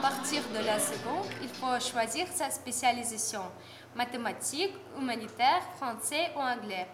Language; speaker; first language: French; non-native, fluent; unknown